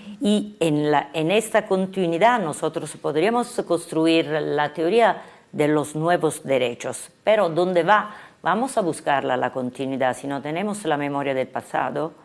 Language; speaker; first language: Spanish; non-native, fluent; Italian